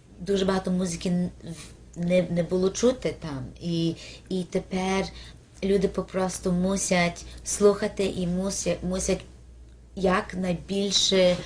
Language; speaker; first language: Ukrainian; early bilingual, heritage; Ukrainian